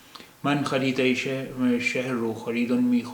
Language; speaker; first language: Persian; non-native, fluent; Urdu